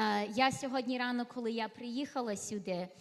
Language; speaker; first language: Ukrainian; early bilingual, heritage; Ukrainian